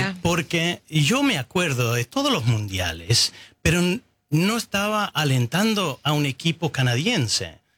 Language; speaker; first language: Spanish; non-native, fluent; English